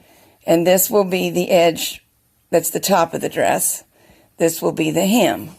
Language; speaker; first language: English; native; English